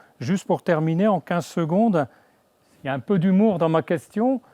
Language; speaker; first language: French; native; French